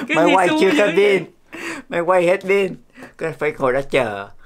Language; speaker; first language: Vietnamese; early bilingual, heritage; Vietnamese